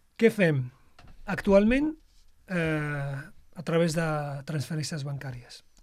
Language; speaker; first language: Catalan; non-native, fluent; Arabic